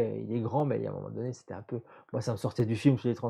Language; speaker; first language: French; native; French